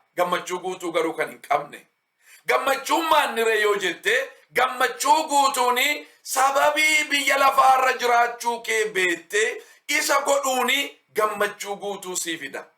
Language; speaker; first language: Oromo; native; Oromo